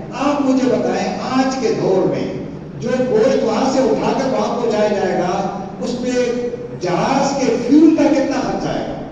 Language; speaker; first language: Urdu; non-native, local second language; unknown